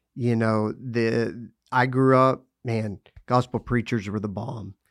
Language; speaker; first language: English; native; English